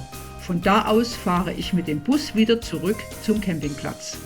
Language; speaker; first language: German; native; German